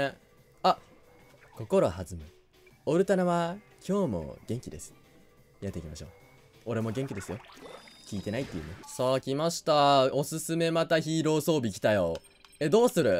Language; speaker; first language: Japanese; native; Japanese